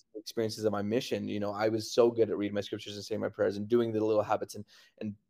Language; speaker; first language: English; native; English